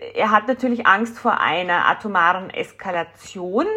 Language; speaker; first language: German; native; German